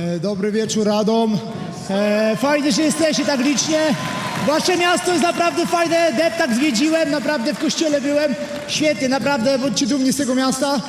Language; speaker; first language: Polish; native; Polish